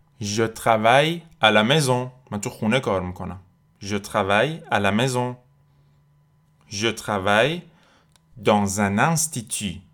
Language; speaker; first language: French; non-native, fluent; Persian